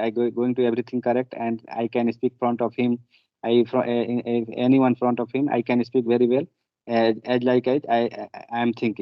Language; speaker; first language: English; non-native, learner; Hindi